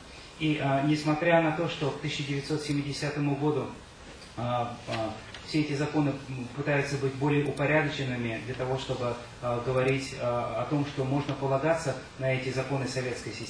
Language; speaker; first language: Russian; native; Russian